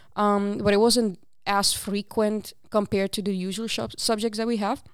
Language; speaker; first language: English; non-native, fluent; Papiamento